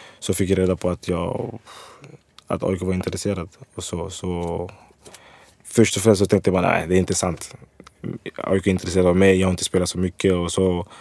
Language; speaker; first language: Swedish; early bilingual, other home language; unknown